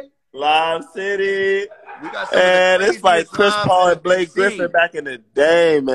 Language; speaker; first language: English; native; English